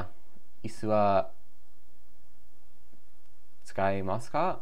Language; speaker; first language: Japanese; non-native, learner; English